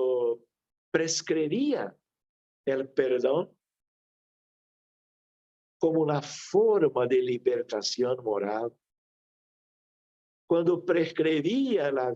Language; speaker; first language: Spanish; non-native, fluent; Portuguese